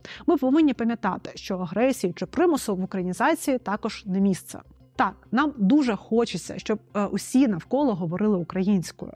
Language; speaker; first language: Ukrainian; non-native, local second language; Russian